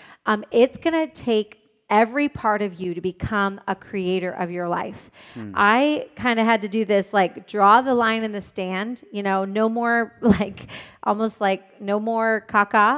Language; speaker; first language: English; native; English